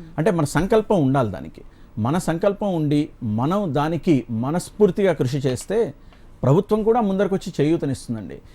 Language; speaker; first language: Telugu; native; Telugu